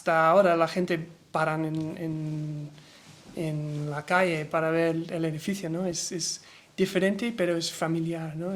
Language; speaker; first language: Spanish; non-native, learner; English